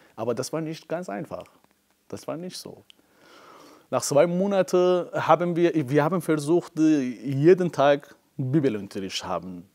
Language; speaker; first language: German; non-native, fluent; Persian